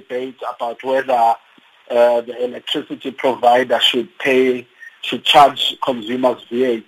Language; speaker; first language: English; non-native, local second language; Swati